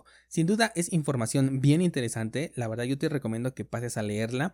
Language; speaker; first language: Spanish; native; Spanish